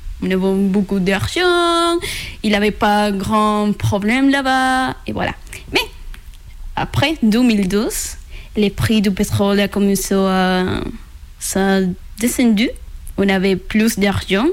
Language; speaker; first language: French; non-native, learner; Spanish